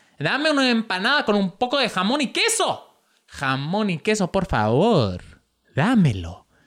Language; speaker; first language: Spanish; early bilingual, heritage; Spanish